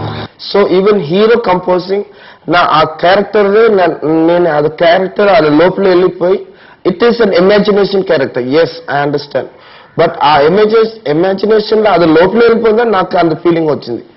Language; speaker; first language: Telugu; non-native, learner; Tamil